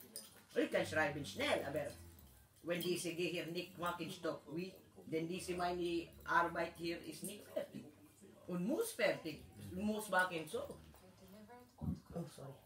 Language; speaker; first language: German; non-native, learner; Filipino